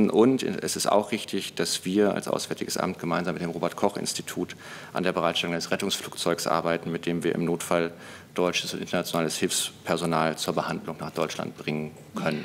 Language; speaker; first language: German; native; German